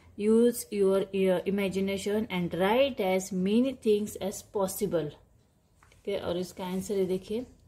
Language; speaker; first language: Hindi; non-native, local second language; Marathi